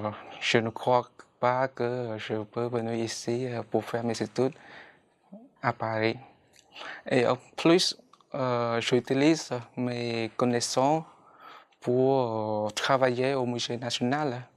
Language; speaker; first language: French; non-native, fluent; Khmer